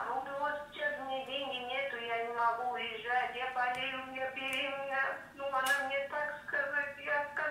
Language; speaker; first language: Russian; non-native, learner; Uzbek